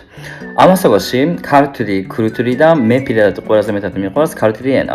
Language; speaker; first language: Georgian; non-native, learner; Japanese